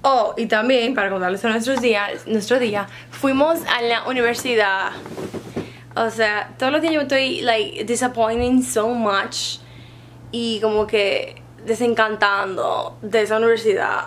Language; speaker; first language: Spanish; native; Spanish